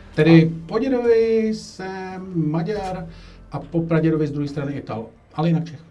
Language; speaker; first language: Czech; native; Czech